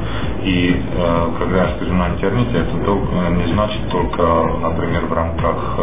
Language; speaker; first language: Russian; non-native, fluent; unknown